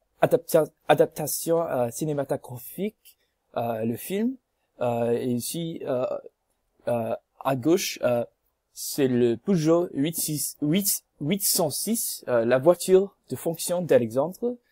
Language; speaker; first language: French; non-native, learner; English